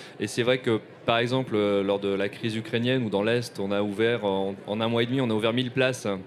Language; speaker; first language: French; native; French